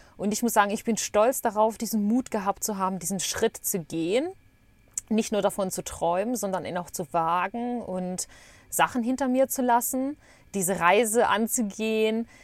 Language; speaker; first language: German; early bilingual, other home language; Bosnian